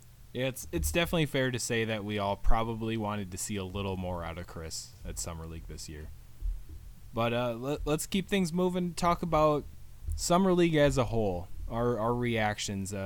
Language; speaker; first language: English; native; English